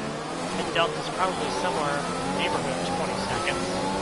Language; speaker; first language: English; native; English